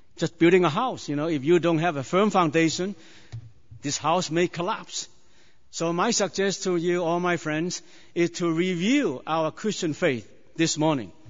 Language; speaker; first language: English; non-native, fluent; Chinese